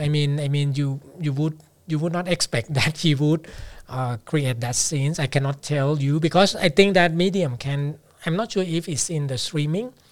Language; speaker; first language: English; non-native, fluent; Thai